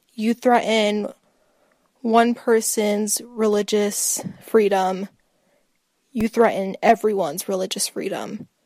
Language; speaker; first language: English; native; English